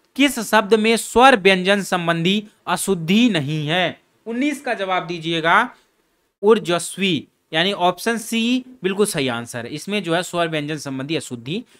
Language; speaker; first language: Hindi; native; Hindi